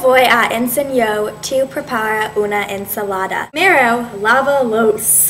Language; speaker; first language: Spanish; non-native, learner; English